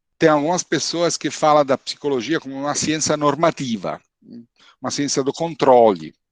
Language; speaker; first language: Portuguese; non-native, fluent; Italian